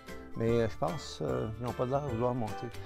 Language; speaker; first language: French; native; French